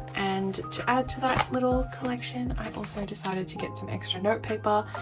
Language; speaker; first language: English; native; English